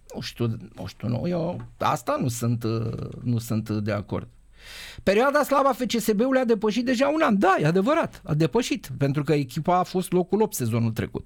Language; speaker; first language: Romanian; native; Romanian